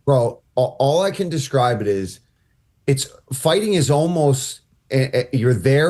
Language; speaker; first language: English; native; English